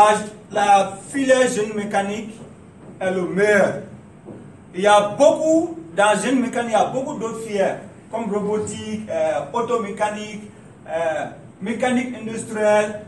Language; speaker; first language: French; non-native, learner; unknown